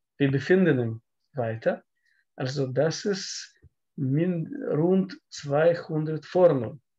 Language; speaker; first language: German; non-native, learner; Russian